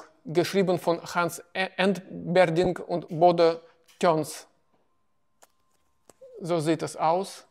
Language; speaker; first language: German; non-native, fluent; Russian